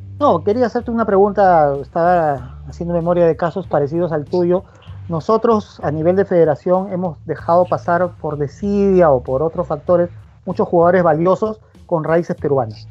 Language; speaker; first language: Spanish; native; Spanish